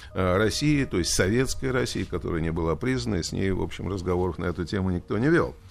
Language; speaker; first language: Russian; native; Russian